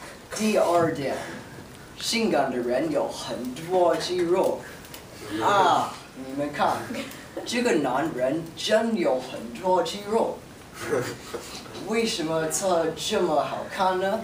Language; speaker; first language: Chinese; non-native, learner; English